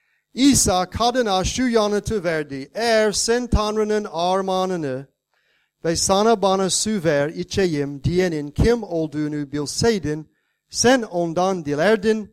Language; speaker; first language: Turkish; non-native, fluent; English